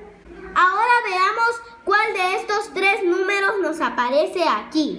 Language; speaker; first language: Spanish; native; Spanish